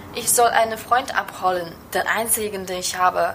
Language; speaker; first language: German; non-native, learner; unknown